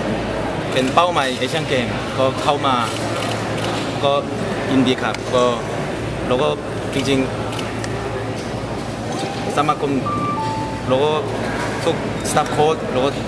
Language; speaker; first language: Thai; non-native, fluent; Korean